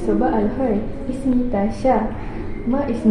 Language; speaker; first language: Arabic; non-native, learner; Malay